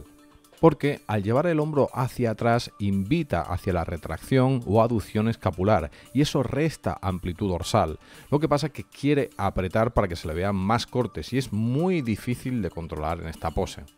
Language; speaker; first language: Spanish; native; Spanish